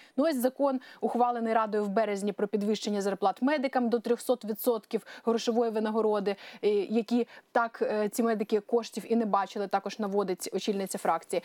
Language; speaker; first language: Ukrainian; native; Ukrainian